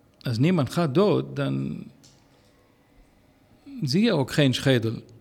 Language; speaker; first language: Dutch; non-native, fluent; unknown